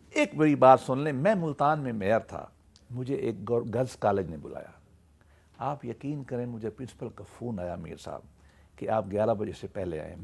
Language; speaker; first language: Urdu; non-native, local second language; Saraiki